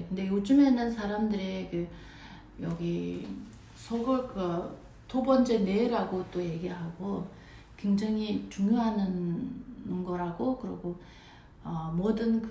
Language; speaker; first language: Korean; non-native, fluent; Mongolian